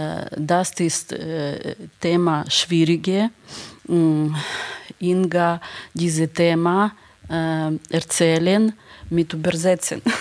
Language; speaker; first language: German; non-native, learner; Ukrainian